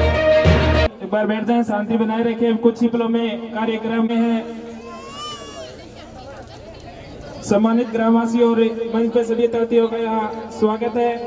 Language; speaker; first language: Hindi; native; Hindi